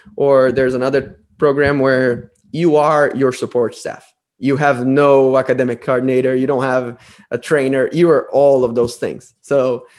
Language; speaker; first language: English; non-native, fluent; Portuguese